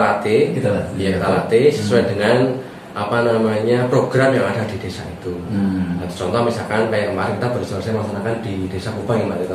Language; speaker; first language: Indonesian; native; Indonesian